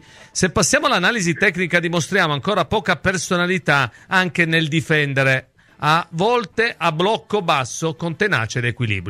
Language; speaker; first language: Italian; native; Italian